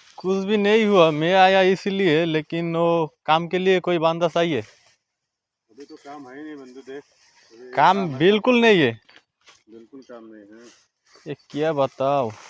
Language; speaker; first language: Hindi; non-native, learner; Bangla